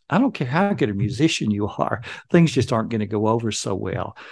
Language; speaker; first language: English; native; English